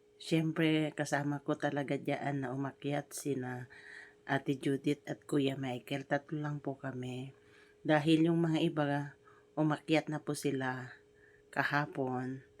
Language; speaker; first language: Filipino; native; Filipino